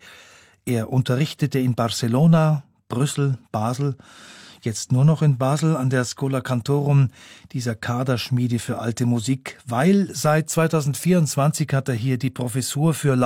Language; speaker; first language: German; native; German